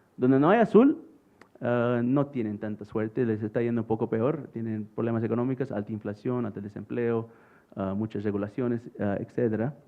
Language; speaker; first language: Spanish; early bilingual, heritage; English